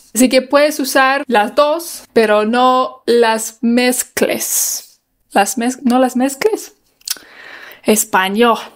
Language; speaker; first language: Spanish; non-native, fluent; English